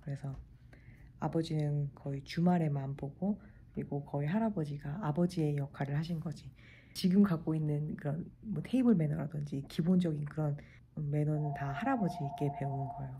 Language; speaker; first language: Korean; native; Korean